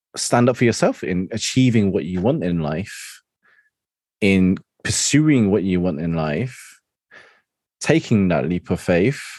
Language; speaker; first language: English; non-native, local second language; Cantonese